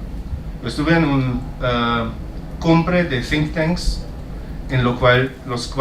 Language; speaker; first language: Spanish; non-native, fluent; German